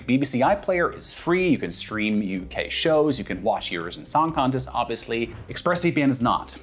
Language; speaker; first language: English; non-native, fluent; German